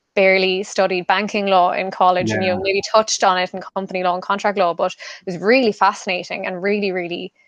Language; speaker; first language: English; native; English